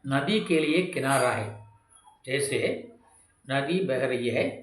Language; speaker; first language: Hindi; non-native, local second language; Tamil